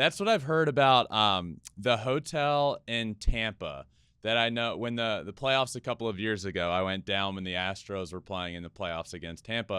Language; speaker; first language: English; native; English